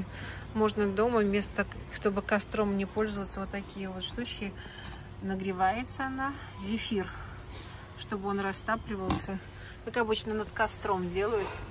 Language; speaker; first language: Russian; native; Russian